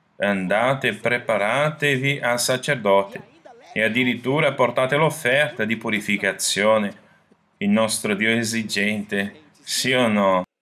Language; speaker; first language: Italian; non-native, fluent; Portuguese